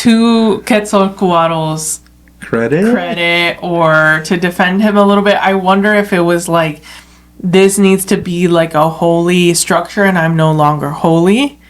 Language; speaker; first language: English; native; English